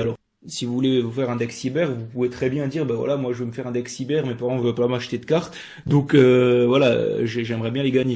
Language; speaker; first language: French; native; French